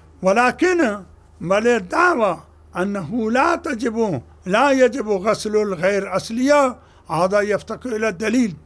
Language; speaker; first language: Arabic; non-native, fluent; Urdu